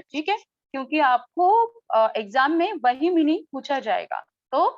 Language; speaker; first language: Hindi; non-native, local second language; Marathi